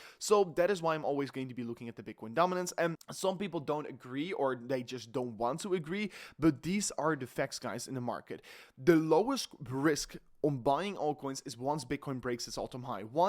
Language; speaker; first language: English; non-native, fluent; Dutch